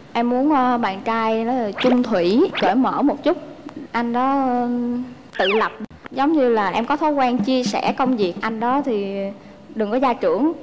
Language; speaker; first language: Vietnamese; native; Vietnamese